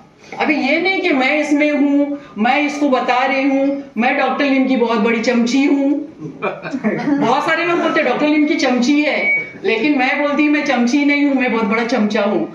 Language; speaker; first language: Hindi; native; Hindi